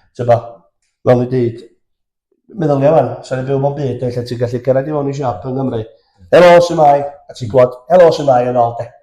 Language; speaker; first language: Welsh; native; Welsh